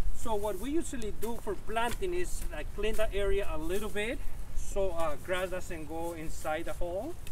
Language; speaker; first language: English; non-native, fluent; Spanish